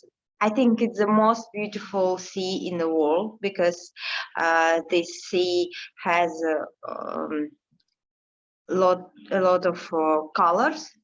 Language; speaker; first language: English; non-native, learner; Russian